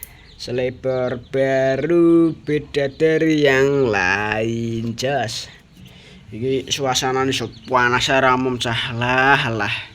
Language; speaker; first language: Indonesian; non-native, local second language; Javanese